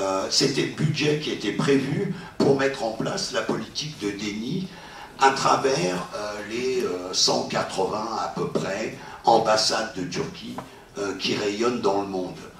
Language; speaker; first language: French; native; French